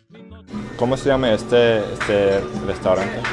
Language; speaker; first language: Spanish; non-native, learner; English